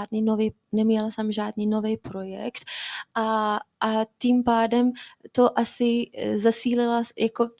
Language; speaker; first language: Czech; non-native, fluent; Persian